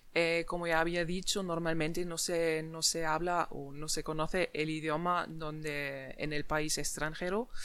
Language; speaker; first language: Spanish; non-native, fluent; German